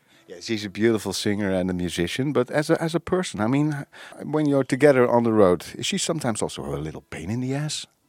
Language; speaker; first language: English; non-native, fluent; Dutch